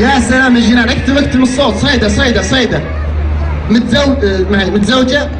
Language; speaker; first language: Arabic; native; Arabic